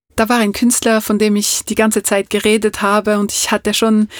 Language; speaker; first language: German; non-native, fluent; French